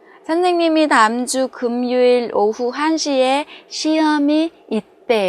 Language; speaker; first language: Korean; non-native, fluent; Vietnamese